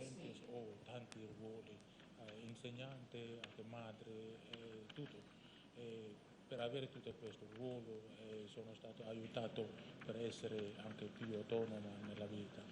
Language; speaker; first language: Italian; non-native, fluent; Indonesian